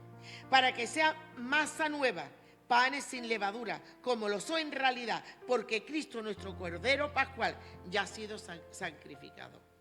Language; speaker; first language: Spanish; native; Spanish